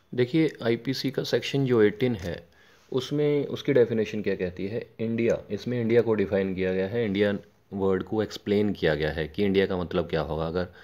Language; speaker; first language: Hindi; non-native, local second language; Punjabi